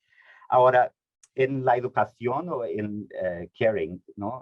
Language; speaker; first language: Spanish; non-native, fluent; Portuguese